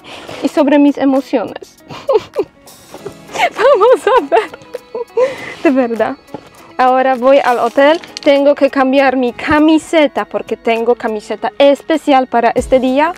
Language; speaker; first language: Spanish; non-native, fluent; Polish